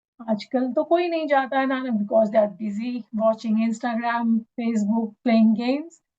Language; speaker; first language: Hindi; native; Hindi